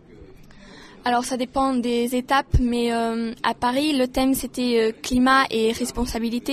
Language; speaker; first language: French; non-native, fluent; Portuguese